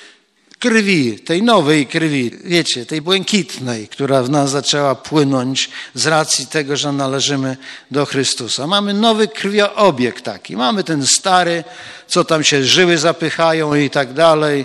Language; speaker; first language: Polish; native; Polish